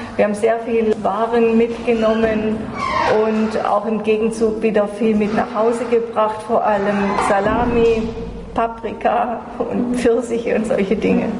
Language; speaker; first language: German; native; German